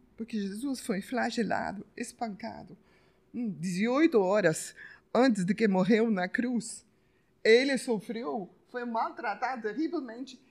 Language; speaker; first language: Portuguese; non-native, fluent; Spanish